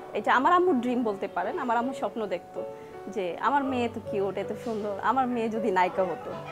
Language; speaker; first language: Bangla; early bilingual, heritage; Bangla